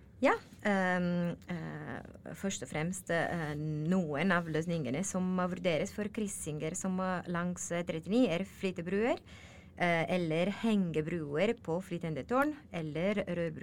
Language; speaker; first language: Norwegian; non-native, learner; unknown